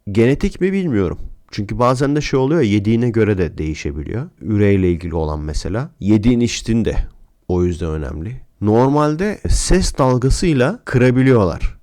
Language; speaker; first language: Turkish; native; Turkish